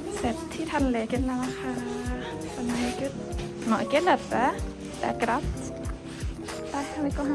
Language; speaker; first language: Norwegian; non-native, learner; Thai